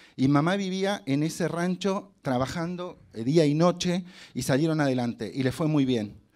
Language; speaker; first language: Spanish; native; Spanish